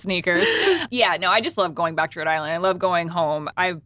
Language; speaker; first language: English; native; English